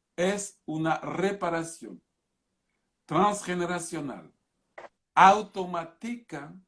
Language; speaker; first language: Spanish; non-native, fluent; French